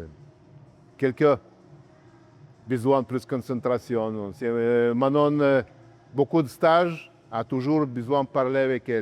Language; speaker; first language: French; non-native, learner; Russian